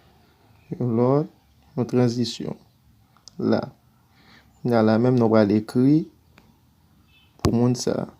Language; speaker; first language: French; non-native, learner; Haitian Creole